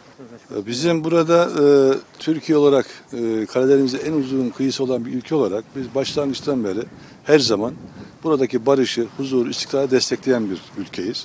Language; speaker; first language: Turkish; native; Turkish